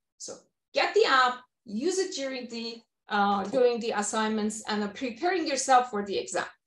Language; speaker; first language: English; non-native, fluent; Persian